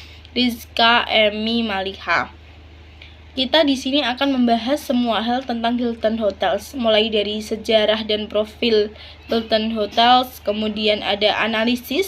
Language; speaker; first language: Indonesian; native; Indonesian